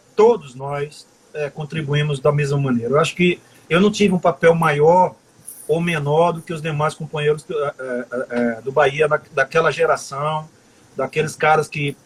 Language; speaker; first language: Portuguese; native; Portuguese